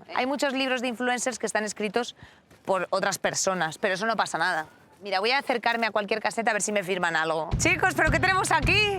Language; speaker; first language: Spanish; native; Spanish